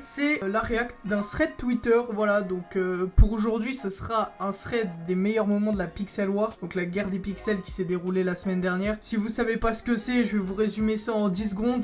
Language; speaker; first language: French; native; French